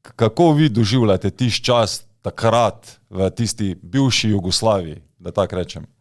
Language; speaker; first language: Slovenian; native; Slovenian